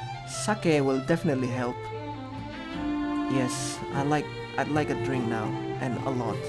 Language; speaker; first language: English; non-native, fluent; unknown